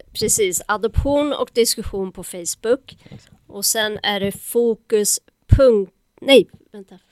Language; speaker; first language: Swedish; native; Swedish